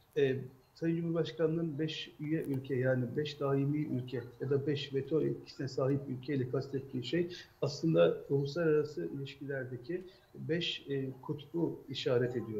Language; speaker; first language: Turkish; native; Turkish